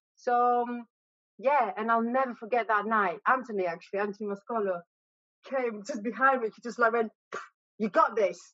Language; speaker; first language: English; non-native, fluent; Greek